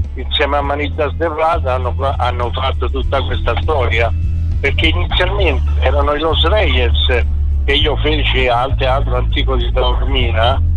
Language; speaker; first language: Italian; native; Italian